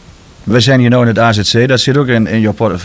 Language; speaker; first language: Dutch; native; Dutch